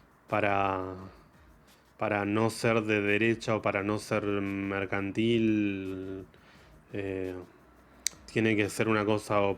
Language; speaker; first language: Spanish; native; Spanish